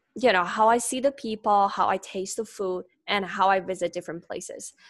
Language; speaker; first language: English; non-native, fluent; Chinese